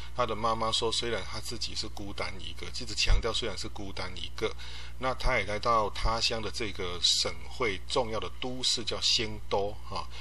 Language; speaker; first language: Chinese; non-native, local second language; Min Nan Chinese